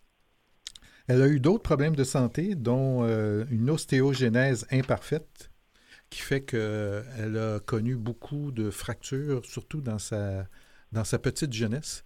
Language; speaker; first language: French; native; French